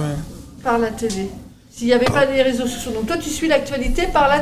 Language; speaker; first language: French; native; French